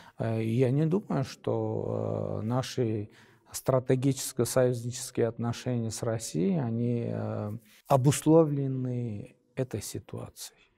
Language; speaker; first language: Russian; non-native, local second language; Armenian